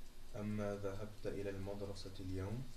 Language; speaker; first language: Arabic; non-native, learner; French